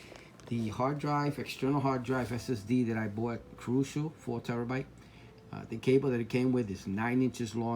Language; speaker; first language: English; native; English